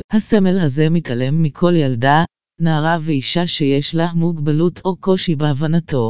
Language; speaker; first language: Hebrew; native; Hebrew